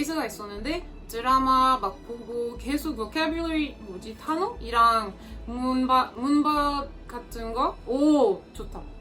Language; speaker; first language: Korean; non-native, fluent; French